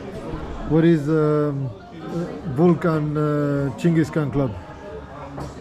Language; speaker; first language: English; non-native, learner; Spanish